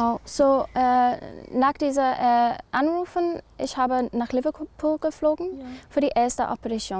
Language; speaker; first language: German; non-native, learner; English